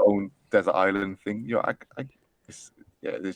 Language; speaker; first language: English; native; English